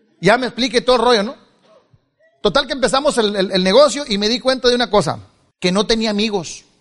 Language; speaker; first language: Spanish; native; Spanish